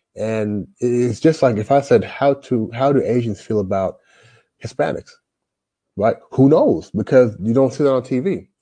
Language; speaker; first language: English; native; English